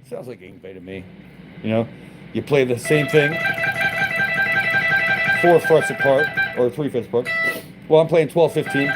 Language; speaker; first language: English; native; English